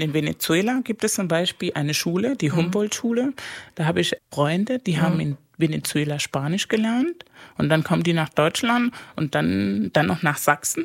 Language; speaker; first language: German; early bilingual, other home language; Spanish